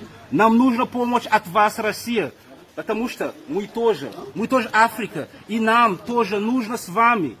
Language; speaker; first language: Russian; non-native, fluent; Malagasy